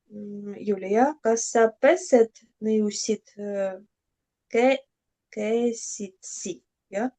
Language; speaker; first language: Estonian; non-native, learner; Russian